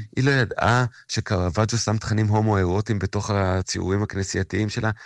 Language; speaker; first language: Hebrew; native; Hebrew